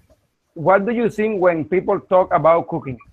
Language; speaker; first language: English; non-native, learner; Spanish